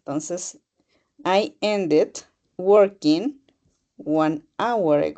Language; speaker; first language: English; non-native, learner; Spanish